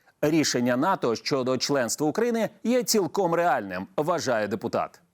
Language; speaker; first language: Ukrainian; native; Ukrainian